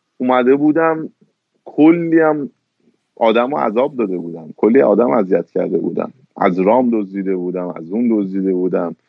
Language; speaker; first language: Persian; native; Persian